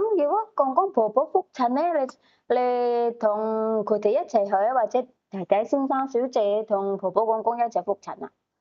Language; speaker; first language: Cantonese; native; Cantonese